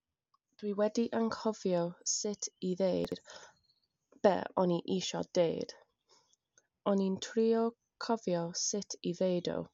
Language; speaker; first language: Welsh; non-native, learner; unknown